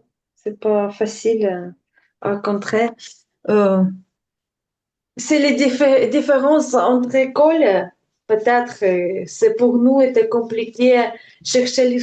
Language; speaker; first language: French; non-native, learner; Ukrainian